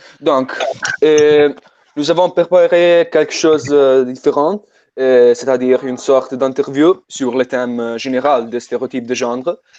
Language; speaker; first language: French; non-native, fluent; Italian